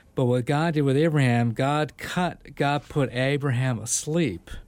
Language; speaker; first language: English; native; English